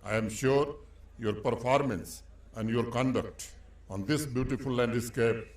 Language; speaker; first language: English; non-native, local second language; Hindi